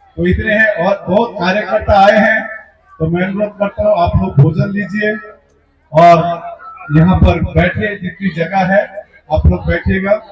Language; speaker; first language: Hindi; non-native, local second language; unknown